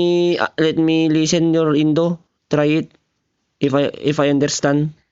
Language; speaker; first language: English; non-native, local second language; Filipino